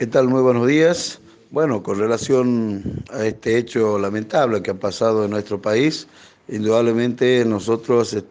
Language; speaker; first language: Spanish; native; Spanish